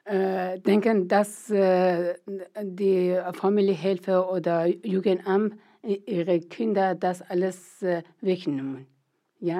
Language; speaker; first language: German; non-native, learner; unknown